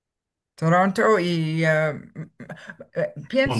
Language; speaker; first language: Spanish; non-native, learner; English